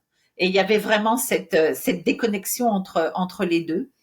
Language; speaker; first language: French; native; French